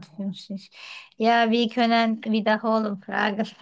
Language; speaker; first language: German; non-native, learner; Turkish